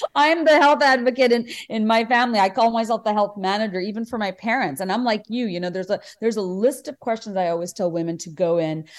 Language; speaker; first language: English; non-native, local second language; Bangla